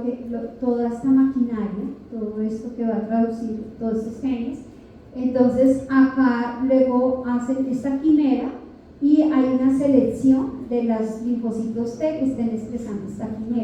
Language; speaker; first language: Spanish; native; Spanish